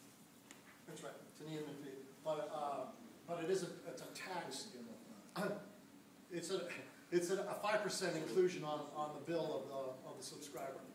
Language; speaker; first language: English; native; English